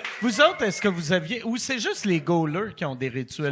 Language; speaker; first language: French; native; French